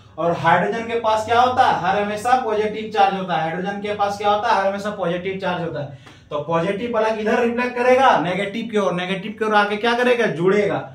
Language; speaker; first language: Hindi; native; Hindi